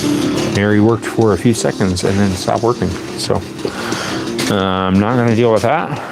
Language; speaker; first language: English; native; English